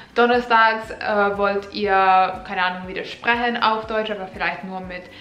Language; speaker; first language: German; non-native, fluent; Finnish